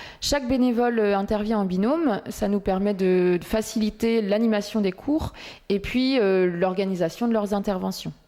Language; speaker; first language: French; native; French